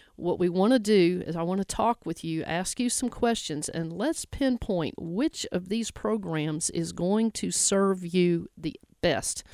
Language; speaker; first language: English; native; English